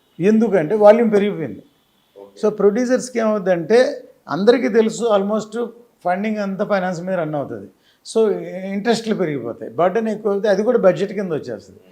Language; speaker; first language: Telugu; native; Telugu